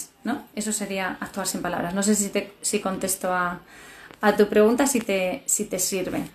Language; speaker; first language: Spanish; native; Spanish